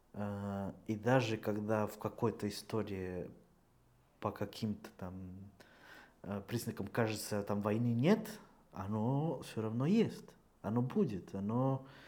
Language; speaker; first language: Russian; non-native, fluent; Spanish